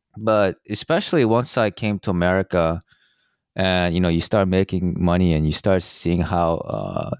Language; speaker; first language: English; early bilingual, other home language; Korean